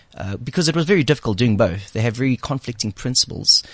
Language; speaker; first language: English; native; English